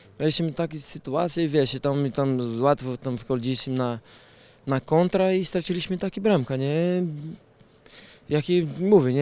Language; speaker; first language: Polish; non-native, learner; Portuguese